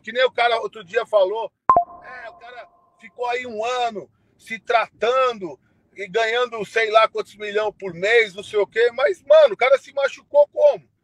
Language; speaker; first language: Portuguese; native; Portuguese